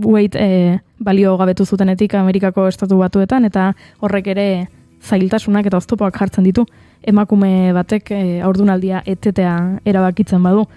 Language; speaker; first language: Basque; native; Basque